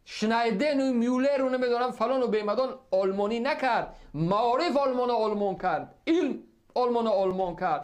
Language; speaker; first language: Persian; native; Persian